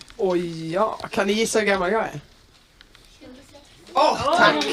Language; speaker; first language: Swedish; native; Swedish